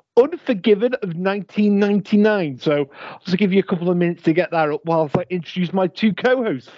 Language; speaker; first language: English; native; English